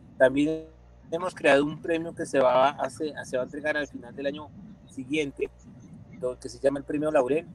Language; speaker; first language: Spanish; native; Spanish